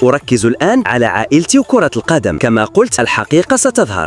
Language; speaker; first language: Arabic; native; Arabic